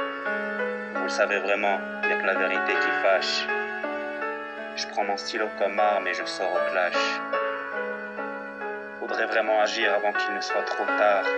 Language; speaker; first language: French; non-native, local second language; Arabic